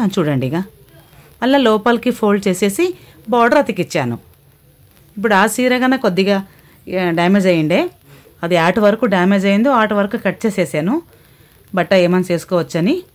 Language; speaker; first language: Telugu; non-native, local second language; Kannada